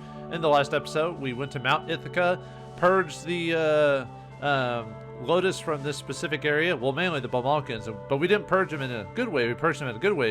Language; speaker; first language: English; native; English